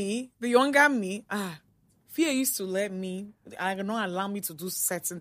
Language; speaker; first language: English; non-native, local second language; Igbo